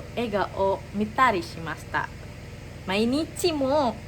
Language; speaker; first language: Japanese; non-native, learner; Indonesian